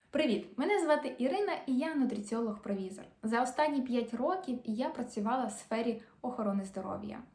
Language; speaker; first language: Ukrainian; non-native, local second language; Russian